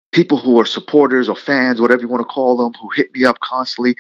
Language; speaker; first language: English; native; English